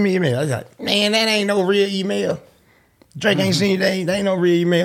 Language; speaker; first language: English; native; English